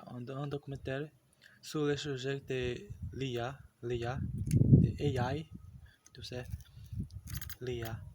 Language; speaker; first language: French; non-native, learner; Portuguese